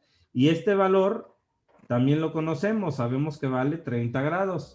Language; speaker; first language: Spanish; native; Spanish